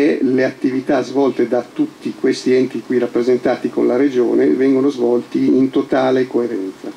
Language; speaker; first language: Italian; native; Italian